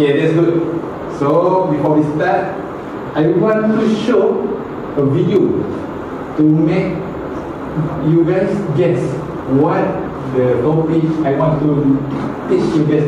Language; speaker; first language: English; non-native, fluent; Malay